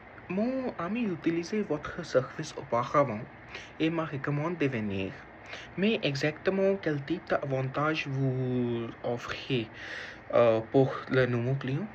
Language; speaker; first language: French; non-native, learner; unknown